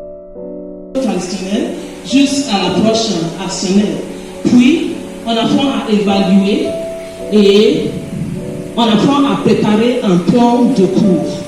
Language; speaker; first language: French; non-native, fluent; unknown